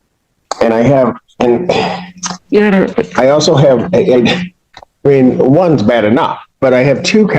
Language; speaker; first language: English; native; English